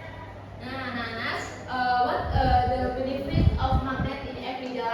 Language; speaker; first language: English; non-native, learner; Indonesian